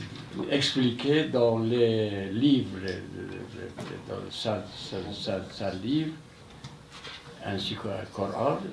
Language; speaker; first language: French; non-native, fluent; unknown